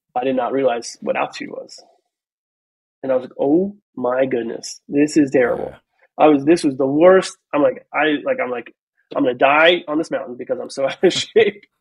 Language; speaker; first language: English; native; English